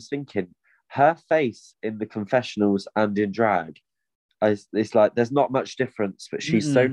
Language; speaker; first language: English; native; English